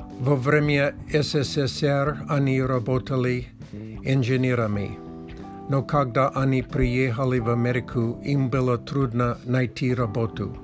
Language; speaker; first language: Russian; non-native, learner; English